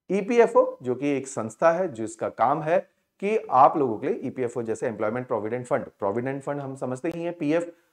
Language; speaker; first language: Hindi; non-native, local second language; Punjabi